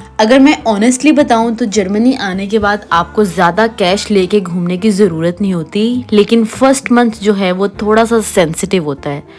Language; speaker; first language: Urdu; native; Urdu